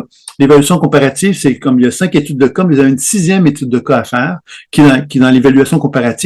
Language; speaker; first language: French; native; French